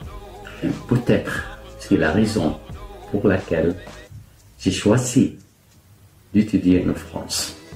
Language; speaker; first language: French; non-native, fluent; Arabic